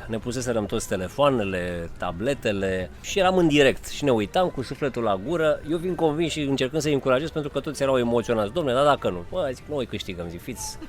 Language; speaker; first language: Romanian; native; Romanian